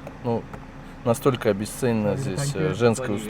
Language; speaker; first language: Russian; native; Russian